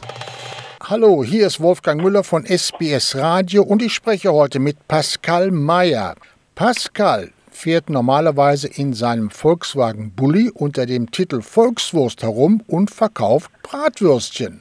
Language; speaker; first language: German; native; German